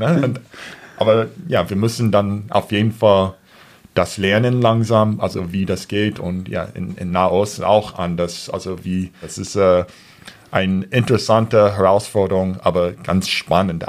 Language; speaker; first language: German; non-native, fluent; English